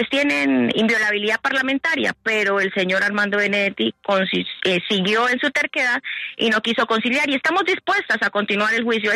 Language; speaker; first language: Spanish; native; Spanish